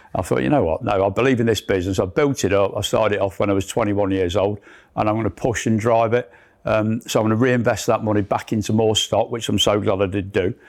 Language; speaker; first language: English; native; English